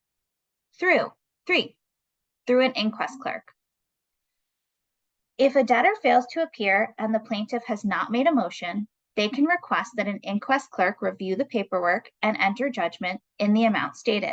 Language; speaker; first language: English; native; English